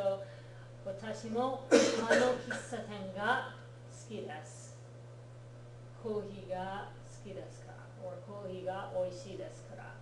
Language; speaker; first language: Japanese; non-native, fluent; English